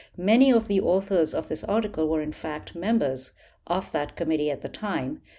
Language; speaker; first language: English; non-native, local second language; Hindi